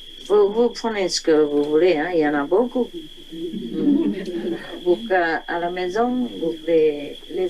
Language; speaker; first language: French; non-native, learner; Vietnamese